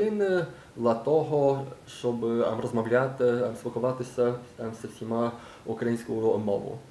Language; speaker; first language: Ukrainian; non-native, learner; English